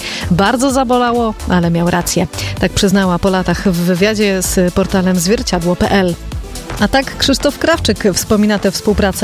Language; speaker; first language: Polish; native; Polish